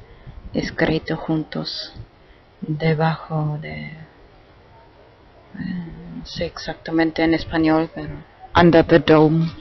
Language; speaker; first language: Spanish; non-native, fluent; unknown